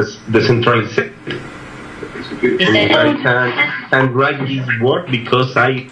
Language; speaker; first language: English; non-native, learner; Spanish